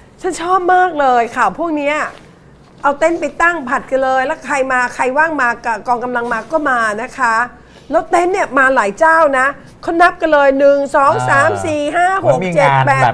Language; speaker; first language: Thai; native; Thai